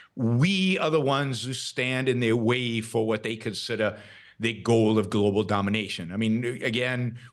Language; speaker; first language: English; non-native, fluent; Hebrew